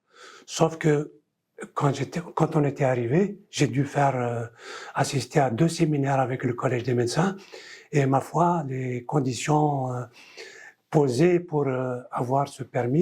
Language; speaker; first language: French; non-native, local second language; Kabyle